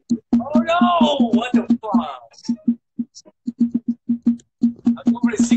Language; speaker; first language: English; native; English